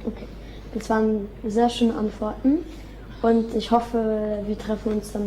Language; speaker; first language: German; early bilingual, other home language; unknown